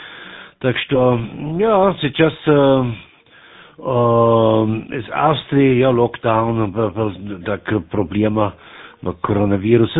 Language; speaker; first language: Russian; non-native, learner; German